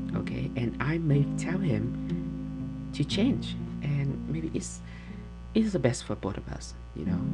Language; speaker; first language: English; non-native, fluent; Vietnamese